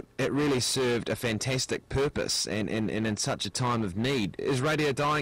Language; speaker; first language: English; native; English